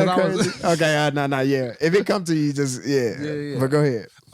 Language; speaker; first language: English; native; English